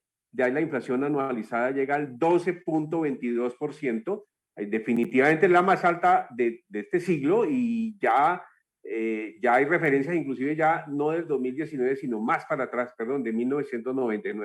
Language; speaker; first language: Spanish; native; Spanish